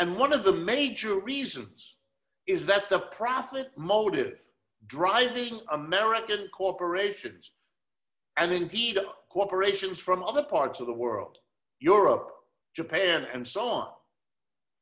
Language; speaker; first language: English; early bilingual, other home language; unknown